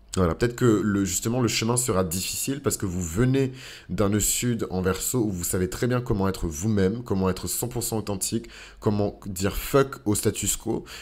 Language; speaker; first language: French; native; French